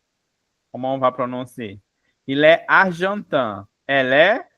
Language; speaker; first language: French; non-native, fluent; Portuguese